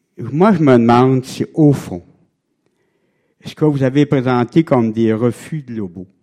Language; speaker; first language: French; native; French